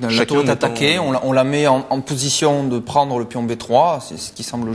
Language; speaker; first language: French; native; French